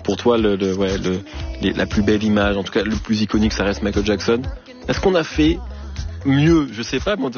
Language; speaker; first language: French; native; French